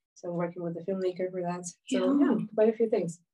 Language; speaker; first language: English; non-native, fluent; Ukrainian